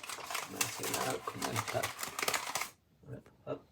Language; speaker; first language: French; non-native, fluent; Russian